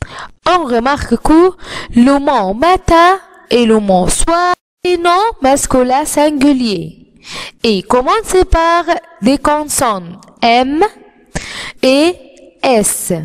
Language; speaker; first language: French; non-native, fluent; Arabic